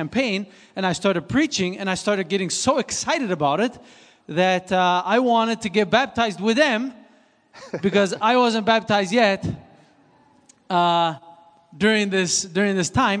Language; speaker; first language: English; non-native, fluent; Swiss German